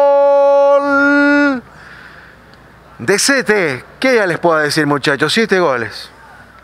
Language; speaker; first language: Spanish; native; Spanish